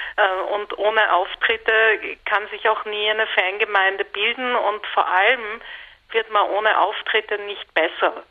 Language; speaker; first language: German; native; German